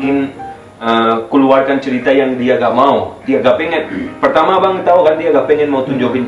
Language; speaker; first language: Indonesian; non-native, fluent; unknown